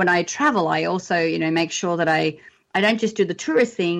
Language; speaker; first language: English; native; English